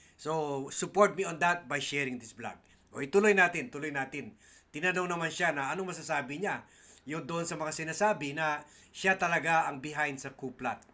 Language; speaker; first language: Filipino; non-native, local second language; Chavacano